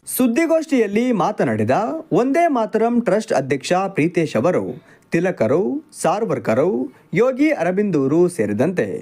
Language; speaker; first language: Kannada; native; Kannada